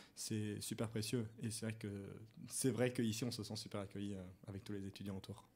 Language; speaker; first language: French; native; French